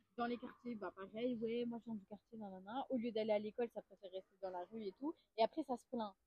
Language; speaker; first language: French; native; French